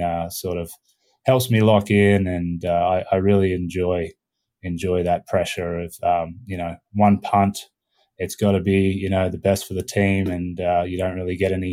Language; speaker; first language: English; native; English